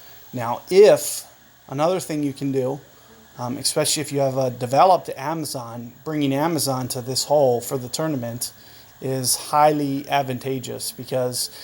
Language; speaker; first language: English; native; English